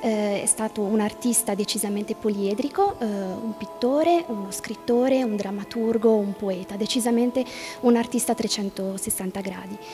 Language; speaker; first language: Italian; native; Italian